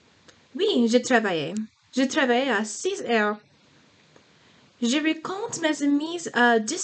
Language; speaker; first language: French; non-native, learner; English